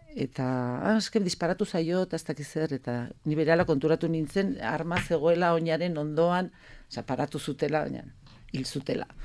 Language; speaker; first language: Basque; native; Basque